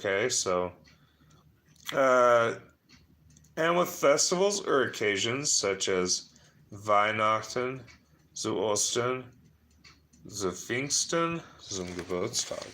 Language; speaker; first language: German; non-native, learner; English